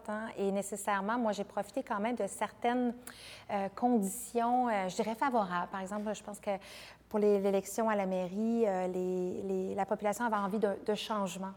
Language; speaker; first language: French; native; French